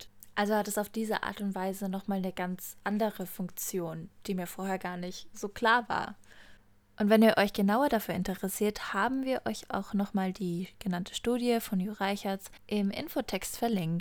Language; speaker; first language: German; native; German